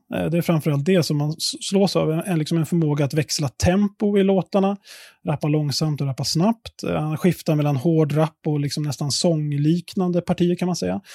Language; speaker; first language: Swedish; native; Swedish